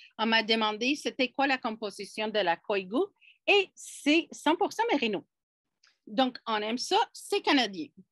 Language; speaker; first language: French; non-native, fluent; English